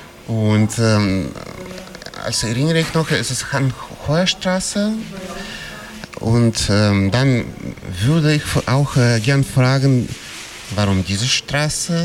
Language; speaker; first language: German; non-native, fluent; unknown